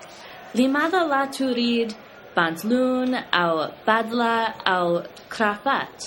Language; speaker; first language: Arabic; non-native, learner; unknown